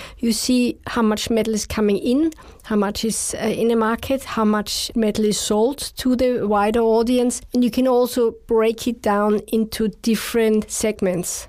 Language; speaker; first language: English; non-native, fluent; German